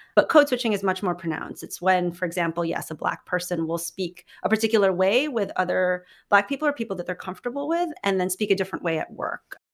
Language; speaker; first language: English; non-native, local second language; Filipino